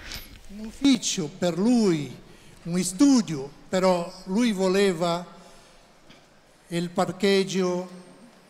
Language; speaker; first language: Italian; non-native, learner; Portuguese